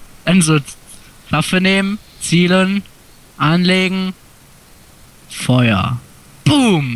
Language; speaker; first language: German; native; German